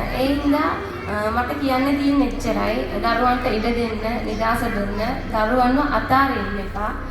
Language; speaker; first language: Sinhala; non-native, local second language; Tamil